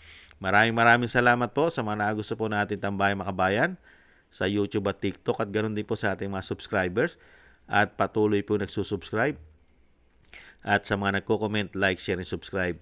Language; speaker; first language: Filipino; native; Filipino